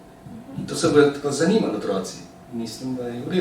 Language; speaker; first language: Slovenian; early bilingual, heritage; Slovenian